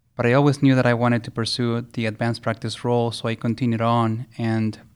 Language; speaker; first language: English; early bilingual, other home language; Spanish